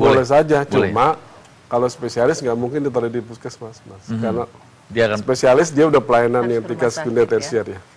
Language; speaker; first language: Indonesian; native; Indonesian